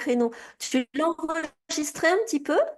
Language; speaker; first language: French; native; French